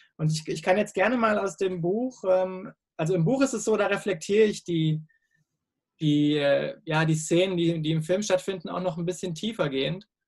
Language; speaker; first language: German; native; German